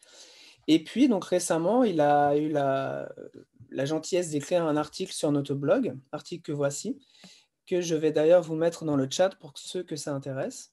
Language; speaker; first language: French; native; French